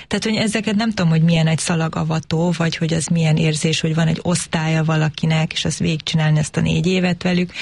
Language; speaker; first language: Hungarian; early bilingual, heritage; Hungarian